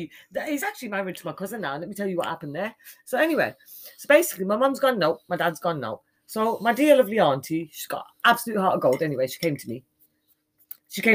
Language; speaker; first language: English; native; English